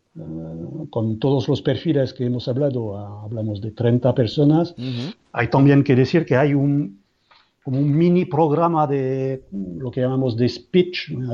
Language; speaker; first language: Spanish; non-native, fluent; French